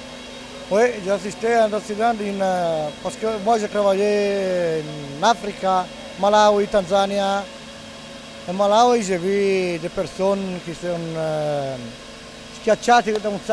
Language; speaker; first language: French; non-native, learner; Italian